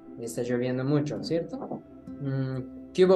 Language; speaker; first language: Spanish; non-native, learner; Japanese